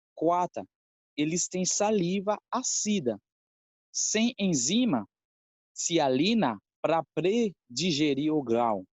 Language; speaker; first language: Portuguese; non-native, fluent; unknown